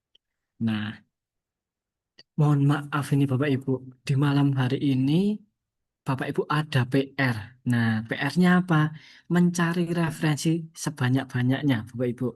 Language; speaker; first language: Indonesian; native; Indonesian